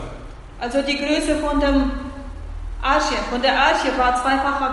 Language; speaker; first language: German; non-native, fluent; Russian